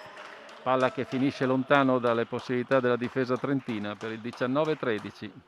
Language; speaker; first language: Italian; native; Italian